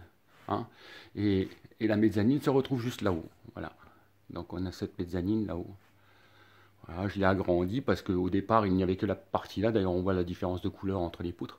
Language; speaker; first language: French; native; French